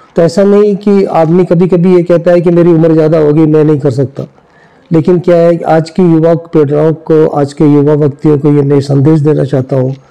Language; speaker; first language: Hindi; native; Hindi